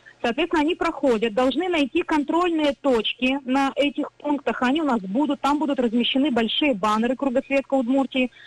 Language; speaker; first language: Russian; native; Russian